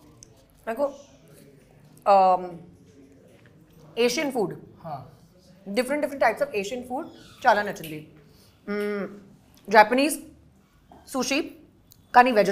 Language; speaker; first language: Telugu; non-native, local second language; Hindi